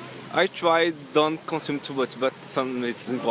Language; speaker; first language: English; non-native, learner; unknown